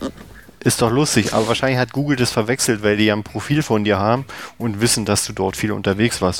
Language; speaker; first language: German; native; German